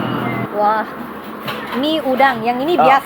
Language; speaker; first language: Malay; non-native, local second language; Chinese